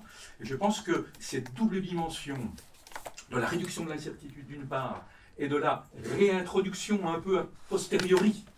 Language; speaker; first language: French; native; French